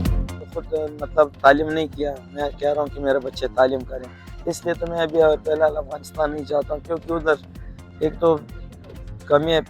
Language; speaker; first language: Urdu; early bilingual, other home language; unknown